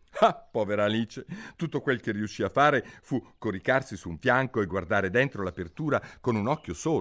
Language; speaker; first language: Italian; native; Italian